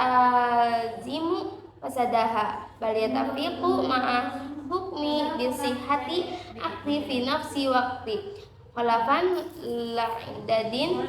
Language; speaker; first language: Arabic; non-native, learner; Indonesian